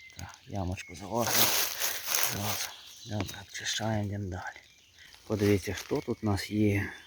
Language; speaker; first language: Ukrainian; native; Ukrainian